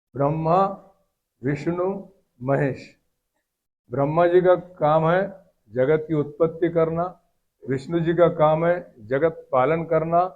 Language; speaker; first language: Hindi; non-native, local second language; Marathi